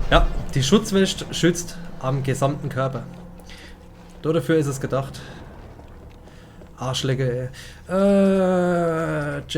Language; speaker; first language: German; native; German